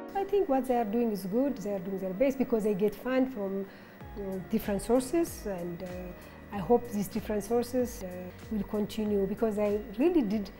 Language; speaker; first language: English; non-native, fluent; Amharic